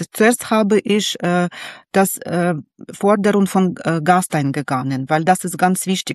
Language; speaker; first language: German; non-native, learner; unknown